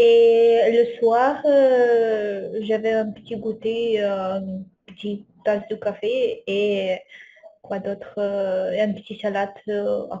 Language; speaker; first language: French; non-native, fluent; Ukrainian